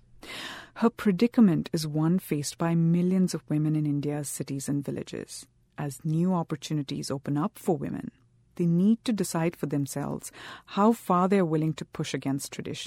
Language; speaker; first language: English; non-native, local second language; Bangla